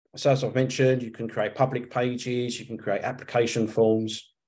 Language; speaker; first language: English; native; English